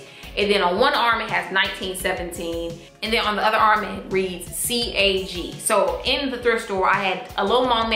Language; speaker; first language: English; native; English